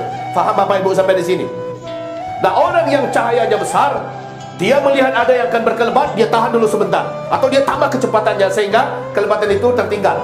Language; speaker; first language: Indonesian; native; Indonesian